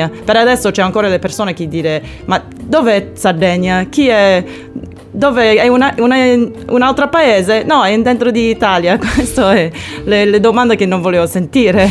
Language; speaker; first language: Italian; non-native, learner; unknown